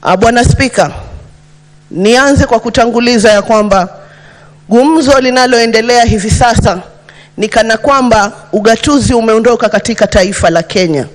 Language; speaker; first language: Swahili; native; Swahili